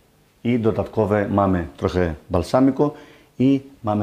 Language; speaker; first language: Polish; non-native, learner; Greek